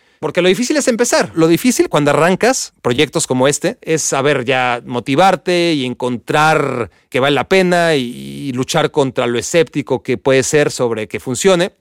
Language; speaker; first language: Spanish; native; Spanish